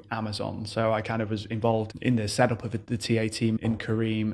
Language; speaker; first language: English; native; English